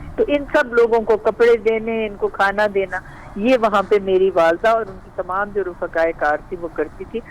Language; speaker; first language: Urdu; native; Urdu